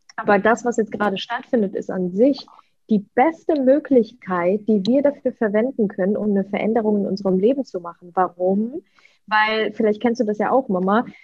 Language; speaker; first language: German; early bilingual, other home language; Russian